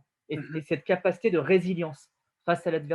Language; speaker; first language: French; native; French